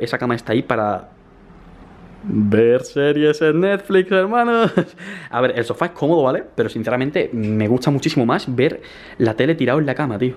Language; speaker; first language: Spanish; native; Spanish